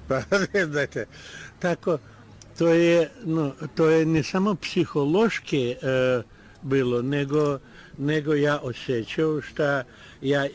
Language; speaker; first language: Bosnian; non-native, learner; Russian